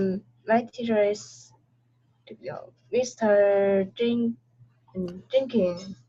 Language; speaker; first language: English; non-native, learner; Chinese